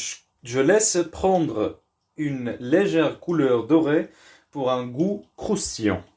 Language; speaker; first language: French; non-native, learner; Arabic